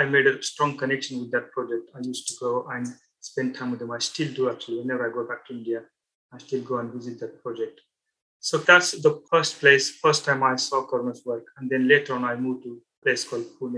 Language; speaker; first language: English; non-native, local second language; Marathi